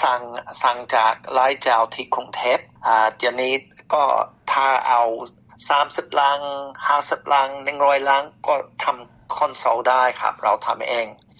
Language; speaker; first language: Thai; non-native, fluent; English